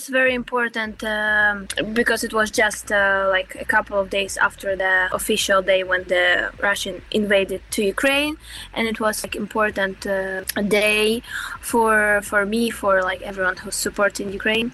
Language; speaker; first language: English; non-native, fluent; Ukrainian